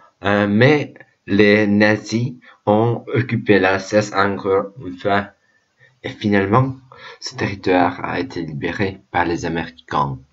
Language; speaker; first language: French; non-native, learner; Czech